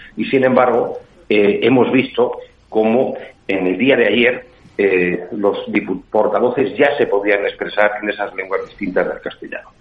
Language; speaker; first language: Spanish; native; Spanish